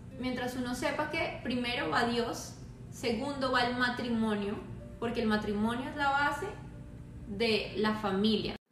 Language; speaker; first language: Spanish; native; Spanish